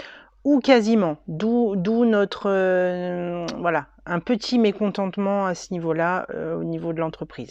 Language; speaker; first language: French; native; French